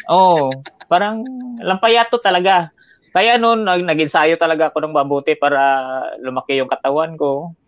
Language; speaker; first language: Filipino; non-native, local second language; Hiligaynon